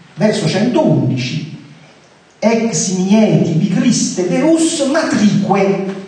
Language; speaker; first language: Italian; native; Italian